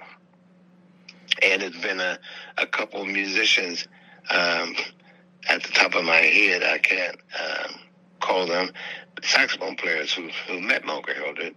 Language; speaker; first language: English; native; English